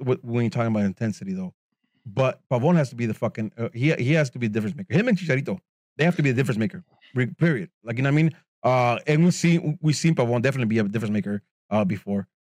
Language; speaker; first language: English; early bilingual, other home language; Spanish